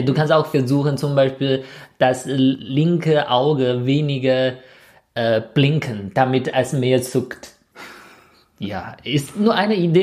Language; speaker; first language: German; non-native, fluent; Chinese